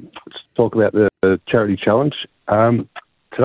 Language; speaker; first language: English; native; English